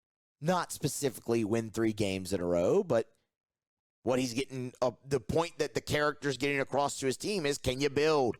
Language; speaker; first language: English; native; English